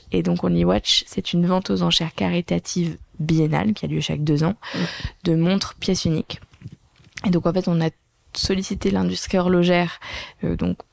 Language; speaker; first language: French; native; French